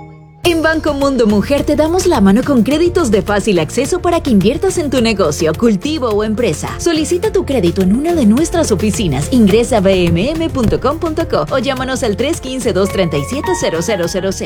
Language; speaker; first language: Spanish; native; Spanish